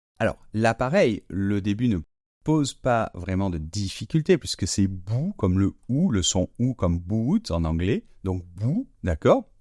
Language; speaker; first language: French; native; French